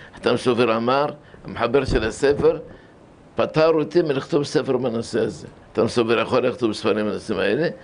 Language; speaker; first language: Hebrew; early bilingual, other home language; Arabic